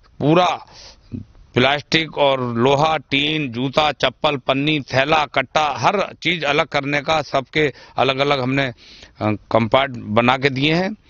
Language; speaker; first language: Hindi; native; Hindi